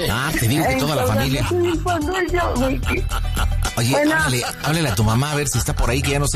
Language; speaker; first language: Spanish; native; Spanish